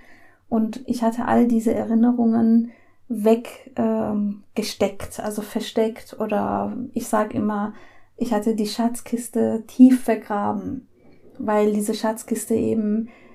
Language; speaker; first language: German; early bilingual, other home language; Persian